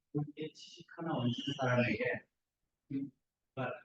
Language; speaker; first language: Korean; native; Korean